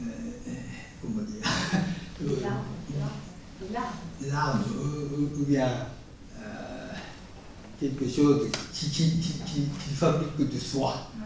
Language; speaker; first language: French; non-native, fluent; Japanese